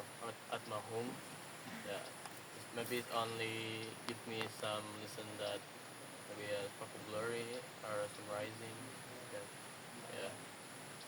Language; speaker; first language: English; non-native, learner; Indonesian